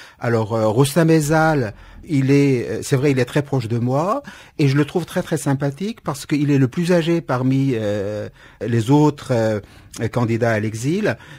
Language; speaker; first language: French; non-native, fluent; Kurdish